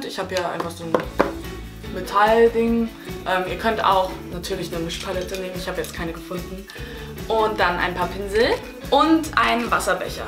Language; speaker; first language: German; native; German